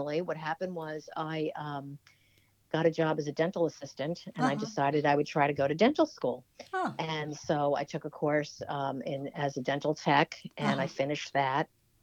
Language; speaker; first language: English; native; English